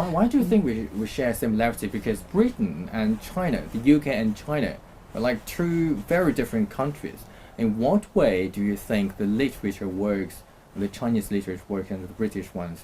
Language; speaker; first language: English; non-native, fluent; Chinese